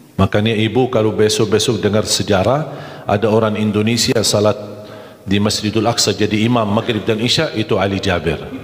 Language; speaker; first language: Malay; non-native, fluent; Arabic